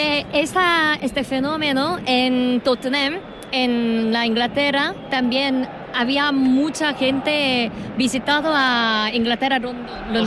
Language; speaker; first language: Spanish; non-native, learner; Korean